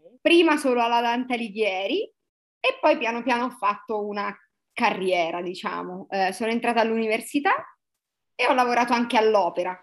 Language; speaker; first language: Italian; native; Italian